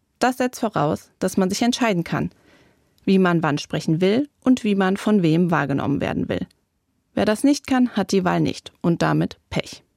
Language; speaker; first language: German; native; German